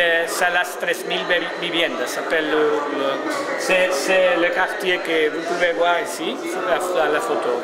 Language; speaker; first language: French; non-native, learner; Spanish